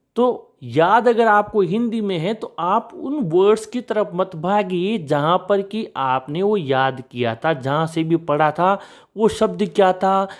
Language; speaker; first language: Hindi; native; Hindi